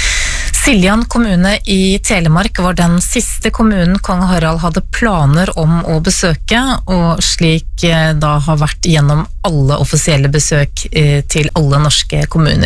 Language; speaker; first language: Norwegian; native; Norwegian